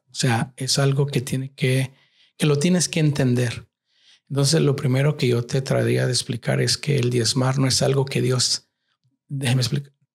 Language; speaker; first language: Spanish; native; Spanish